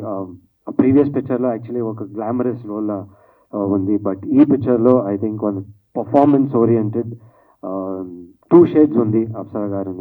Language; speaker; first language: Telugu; non-native, learner; Kannada